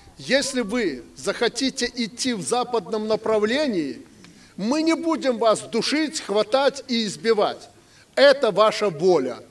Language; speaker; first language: Russian; native; Russian